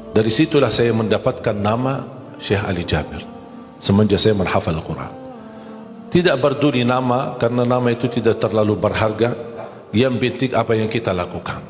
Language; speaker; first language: Malay; non-native, fluent; Arabic